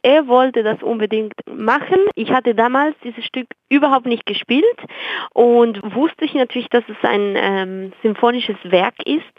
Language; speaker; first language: German; non-native, fluent; Spanish